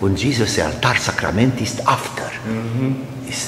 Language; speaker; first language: German; non-native, learner; Italian